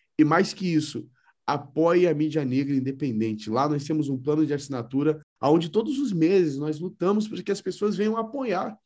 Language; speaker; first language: Portuguese; native; Portuguese